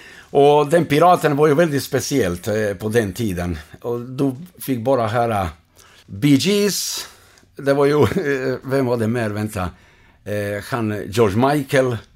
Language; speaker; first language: Swedish; non-native, fluent; Croatian